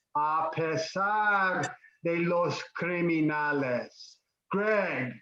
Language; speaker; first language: Spanish; non-native, fluent; English